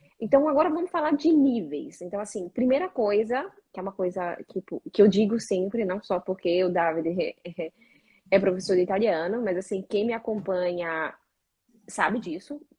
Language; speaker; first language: Portuguese; native; Portuguese